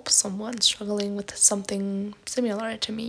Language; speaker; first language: English; non-native, fluent; German